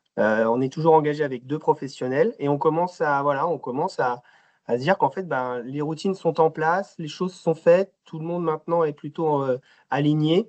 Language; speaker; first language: French; native; French